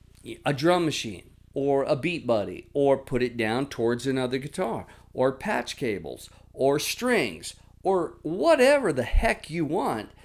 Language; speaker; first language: English; native; English